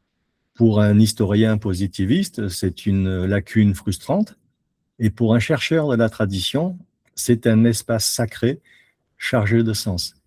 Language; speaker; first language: French; native; French